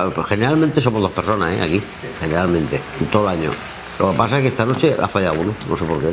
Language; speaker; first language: Spanish; native; Spanish